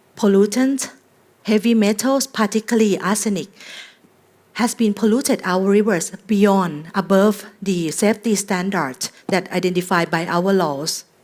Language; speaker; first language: English; non-native, fluent; Thai